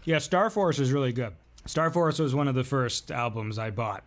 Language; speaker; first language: English; native; English